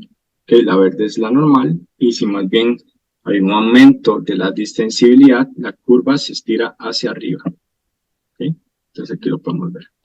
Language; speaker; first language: Spanish; native; Spanish